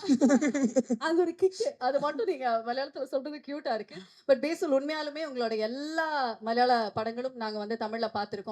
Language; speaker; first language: Tamil; native; Tamil